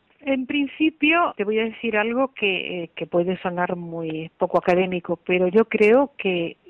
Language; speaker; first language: Spanish; native; Spanish